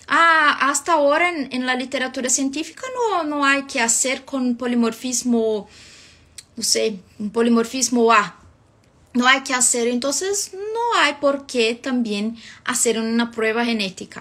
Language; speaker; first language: Spanish; non-native, fluent; Portuguese